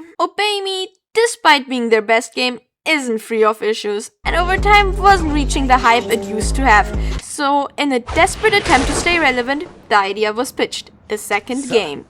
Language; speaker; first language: English; native; English